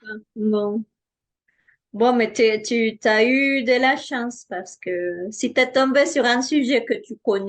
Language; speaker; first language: French; non-native, fluent; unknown